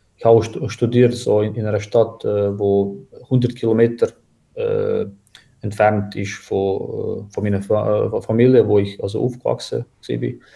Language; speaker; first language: German; non-native, fluent; Croatian